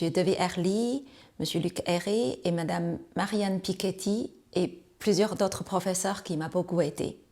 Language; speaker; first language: French; non-native, fluent; Chinese